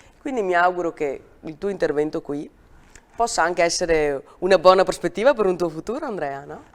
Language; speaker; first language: Italian; native; Italian